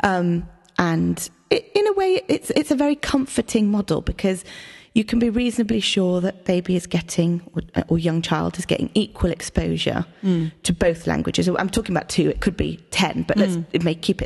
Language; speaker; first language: English; native; English